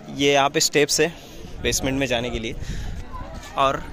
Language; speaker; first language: Hindi; non-native, local second language; Marathi